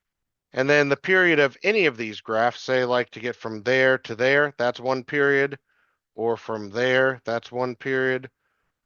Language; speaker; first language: English; native; English